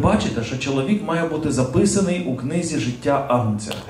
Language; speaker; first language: Ukrainian; native; Ukrainian